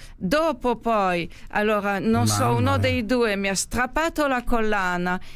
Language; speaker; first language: Italian; non-native, fluent; French